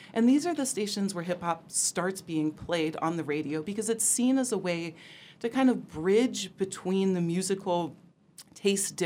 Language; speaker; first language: English; native; English